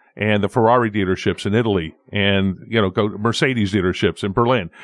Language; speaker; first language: English; native; English